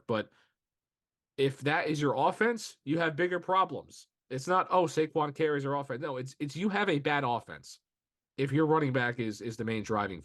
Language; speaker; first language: English; native; English